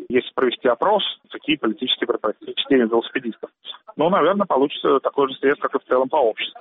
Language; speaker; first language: Russian; native; Russian